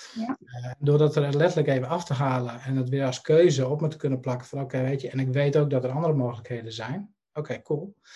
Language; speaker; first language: Dutch; native; Dutch